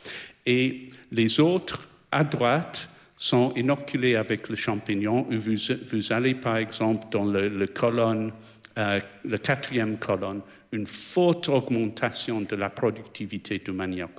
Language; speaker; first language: French; non-native, fluent; English